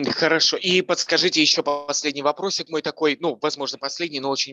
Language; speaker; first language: Russian; native; Russian